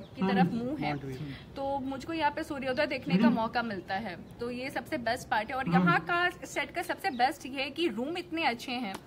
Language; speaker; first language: Hindi; native; Hindi